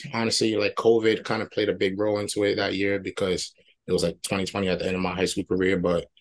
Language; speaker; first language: English; early bilingual, other home language; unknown